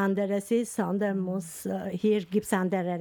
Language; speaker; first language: German; non-native, fluent; Albanian